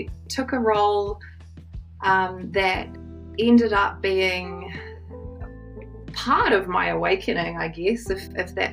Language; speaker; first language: English; native; English